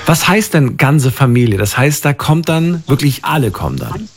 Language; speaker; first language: German; native; German